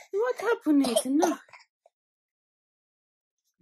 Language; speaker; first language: English; non-native, learner; Romanian